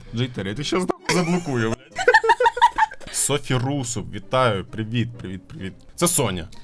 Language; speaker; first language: Ukrainian; non-native, local second language; Russian